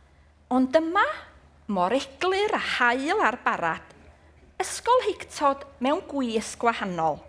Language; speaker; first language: Welsh; native; Welsh